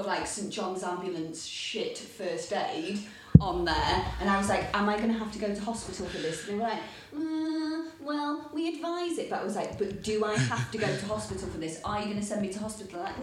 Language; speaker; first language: English; native; English